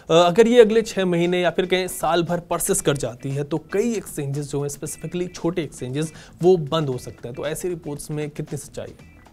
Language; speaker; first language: Hindi; native; Hindi